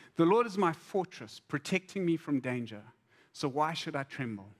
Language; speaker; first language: English; native; English